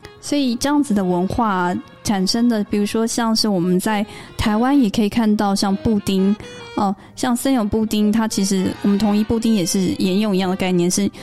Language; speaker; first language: Chinese; native; Chinese